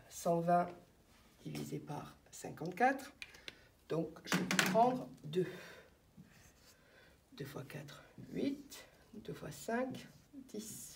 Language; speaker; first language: French; native; French